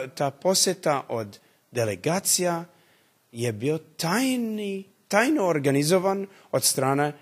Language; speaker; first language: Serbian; early bilingual, heritage; English